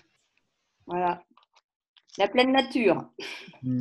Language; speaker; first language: French; native; French